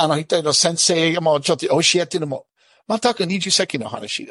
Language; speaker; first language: Japanese; non-native, fluent; English